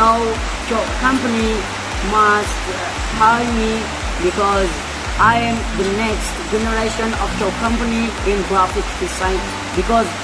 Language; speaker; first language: English; non-native, learner; Indonesian